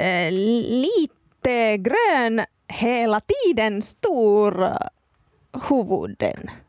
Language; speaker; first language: Swedish; non-native, learner; Finnish